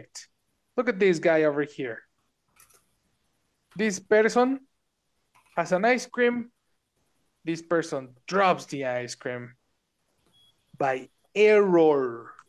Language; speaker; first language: English; non-native, fluent; Spanish